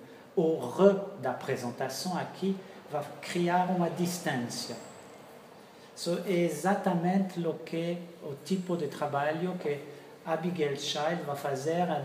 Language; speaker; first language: Portuguese; non-native, fluent; French